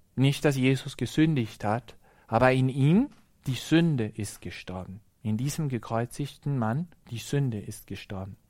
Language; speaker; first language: German; non-native, fluent; Spanish